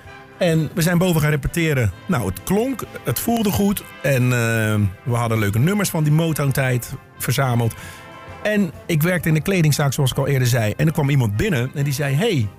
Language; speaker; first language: Dutch; native; Dutch